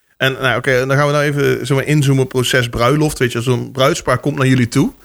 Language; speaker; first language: Dutch; native; Dutch